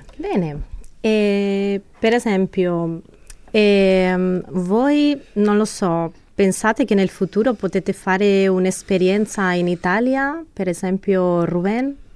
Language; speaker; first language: Italian; non-native, fluent; Spanish